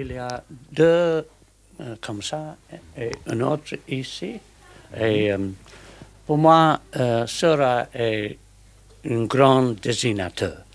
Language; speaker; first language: French; non-native, learner; English